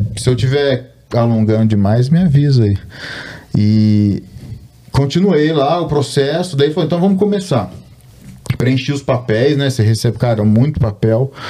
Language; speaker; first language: Portuguese; native; Portuguese